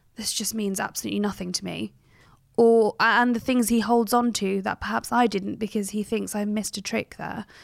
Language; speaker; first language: English; native; English